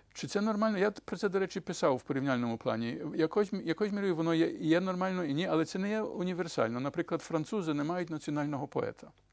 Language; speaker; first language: Ukrainian; early bilingual, heritage; Ukrainian